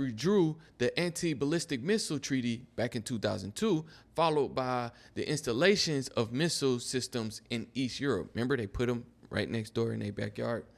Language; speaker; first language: English; native; English